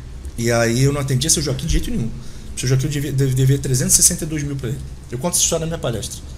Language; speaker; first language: Portuguese; native; Portuguese